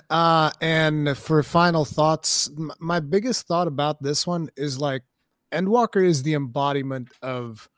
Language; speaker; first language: English; non-native, fluent; Portuguese